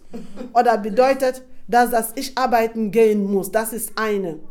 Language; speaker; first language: German; non-native, fluent; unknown